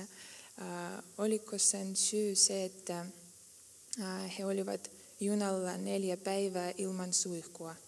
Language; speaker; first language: Finnish; non-native, fluent; Russian